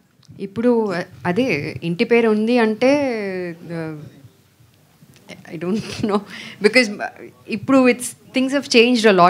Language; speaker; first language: Telugu; non-native, fluent; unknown